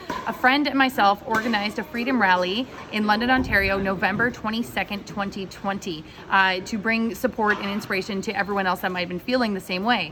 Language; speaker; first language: English; native; English